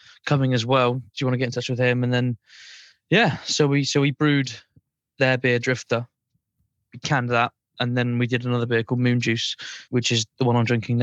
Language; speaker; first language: English; native; English